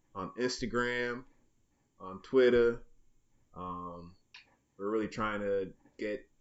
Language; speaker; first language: English; native; English